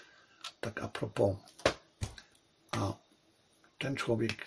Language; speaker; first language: Polish; native; Polish